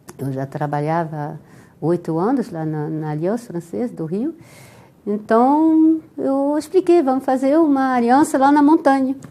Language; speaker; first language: Portuguese; non-native, fluent; French